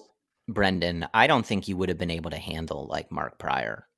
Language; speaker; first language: English; native; English